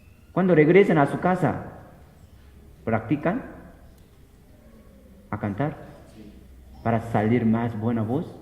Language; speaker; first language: Spanish; non-native, fluent; Korean